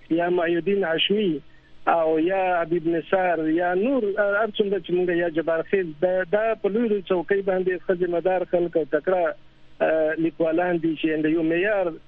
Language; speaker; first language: Pashto; native; Pashto